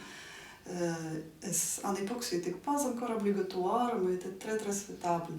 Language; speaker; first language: French; non-native, fluent; Ukrainian